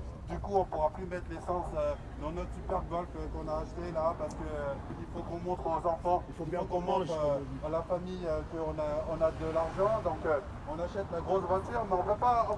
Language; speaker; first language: French; native; French